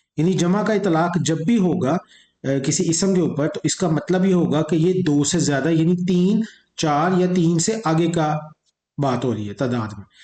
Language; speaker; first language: Urdu; native; Urdu